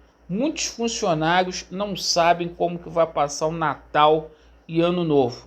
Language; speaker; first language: Portuguese; native; Portuguese